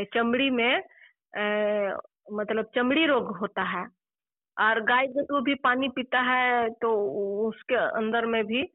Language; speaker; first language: Hindi; non-native, local second language; Santali